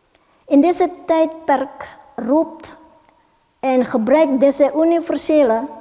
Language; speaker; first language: Dutch; non-native, fluent; Indonesian